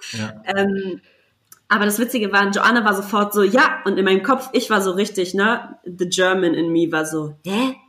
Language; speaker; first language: German; native; German